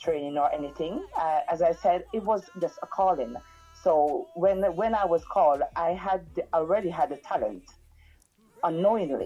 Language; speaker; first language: English; non-native, local second language; Jamaican Creole English